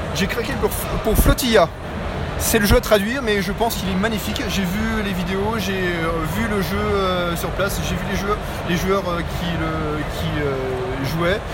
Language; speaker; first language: French; native; French